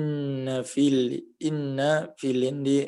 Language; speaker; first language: Arabic; non-native, learner; Indonesian